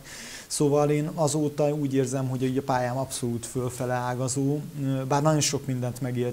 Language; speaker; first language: Hungarian; native; Hungarian